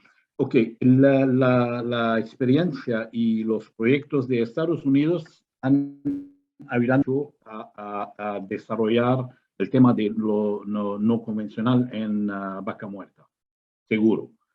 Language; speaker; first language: Spanish; non-native, fluent; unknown